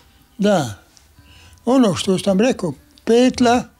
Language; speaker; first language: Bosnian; non-native, local second language; Hungarian